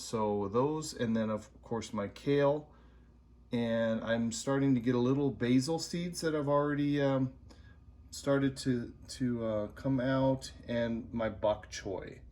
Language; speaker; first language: English; native; English